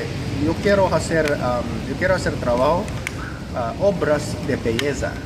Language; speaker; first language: Spanish; non-native, fluent; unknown